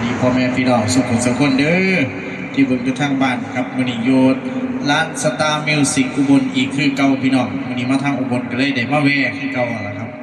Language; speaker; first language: Thai; non-native, local second language; Lao